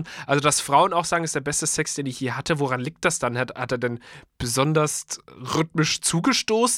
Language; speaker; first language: German; native; German